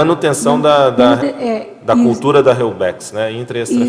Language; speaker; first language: Portuguese; native; Portuguese